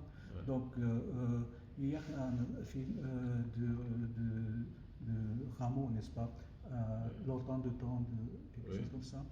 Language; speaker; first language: French; non-native, learner; Japanese